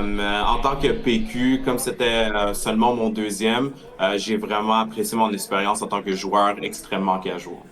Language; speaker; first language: French; native; French